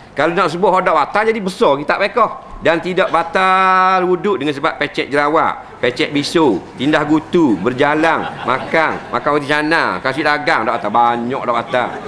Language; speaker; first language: Malay; native; Malay